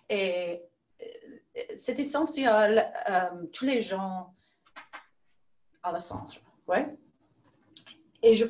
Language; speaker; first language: French; non-native, learner; English